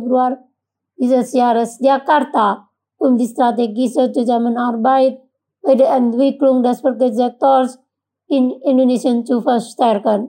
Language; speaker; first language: German; non-native, fluent; Indonesian